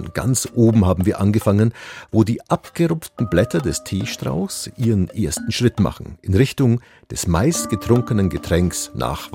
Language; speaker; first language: German; native; German